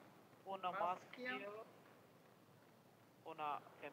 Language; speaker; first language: Italian; non-native, learner; Bangla